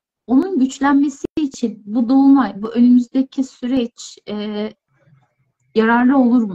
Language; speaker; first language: Turkish; native; Turkish